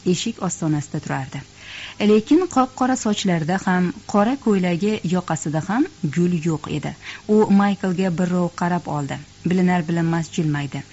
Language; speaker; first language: Uzbek; native; Uzbek